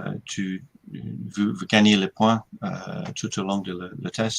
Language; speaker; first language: French; non-native, fluent; English